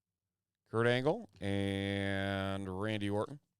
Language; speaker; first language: English; native; English